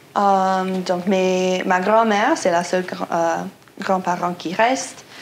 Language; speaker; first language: French; non-native, local second language; English